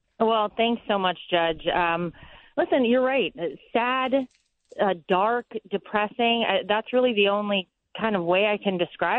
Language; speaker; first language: English; native; English